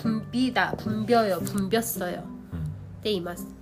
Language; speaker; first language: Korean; non-native, learner; Japanese